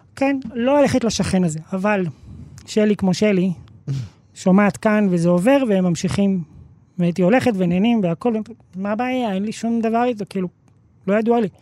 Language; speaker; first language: Hebrew; native; Hebrew